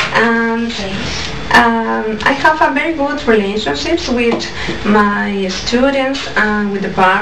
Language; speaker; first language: English; non-native, learner; Spanish